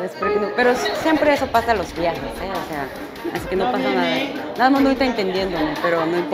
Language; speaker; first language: Spanish; non-native, fluent; Korean